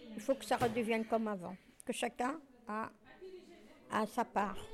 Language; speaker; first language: French; non-native, local second language; Arabic